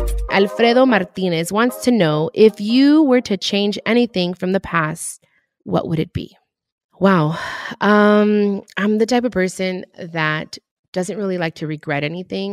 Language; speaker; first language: English; early bilingual, other home language; Spanish